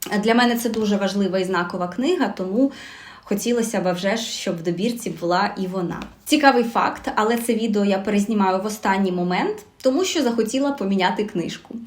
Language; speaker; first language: Ukrainian; non-native, local second language; Russian